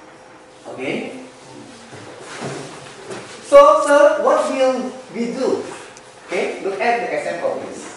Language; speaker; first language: English; non-native, learner; Indonesian